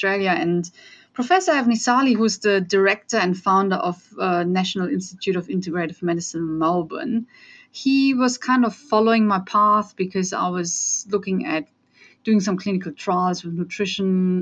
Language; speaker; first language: English; non-native, fluent; German